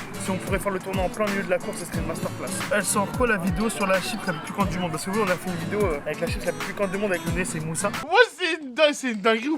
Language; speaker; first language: French; native; French